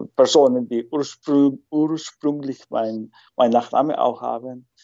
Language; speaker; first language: German; non-native, learner; Spanish